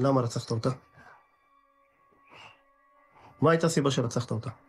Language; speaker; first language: Hebrew; native; Hebrew